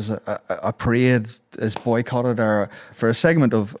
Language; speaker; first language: English; native; English